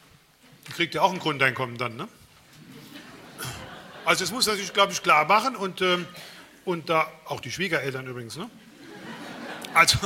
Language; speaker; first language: German; native; German